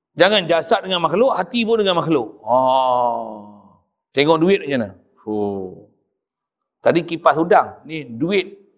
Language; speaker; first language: Malay; native; Malay